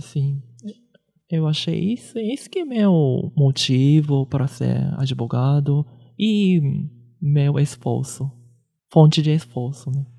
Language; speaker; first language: Portuguese; early bilingual, heritage; Japanese